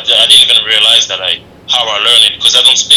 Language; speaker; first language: English; non-native, fluent; French